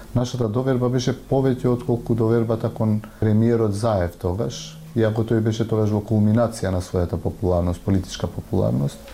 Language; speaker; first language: Macedonian; non-native, local second language; Albanian